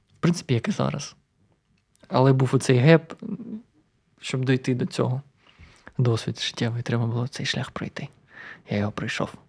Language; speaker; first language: Ukrainian; non-native, local second language; Russian